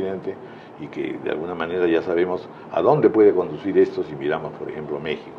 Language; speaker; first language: Spanish; native; Spanish